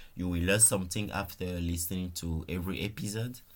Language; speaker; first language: English; non-native, fluent; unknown